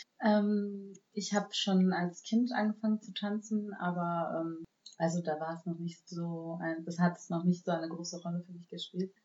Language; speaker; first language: German; native; German